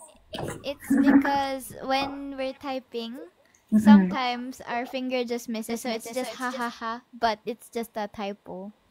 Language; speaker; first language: English; non-native, local second language; Filipino